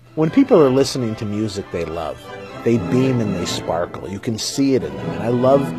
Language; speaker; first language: English; native; English